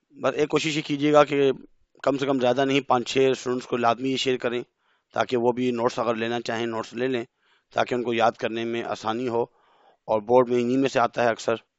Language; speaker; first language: Urdu; native; Urdu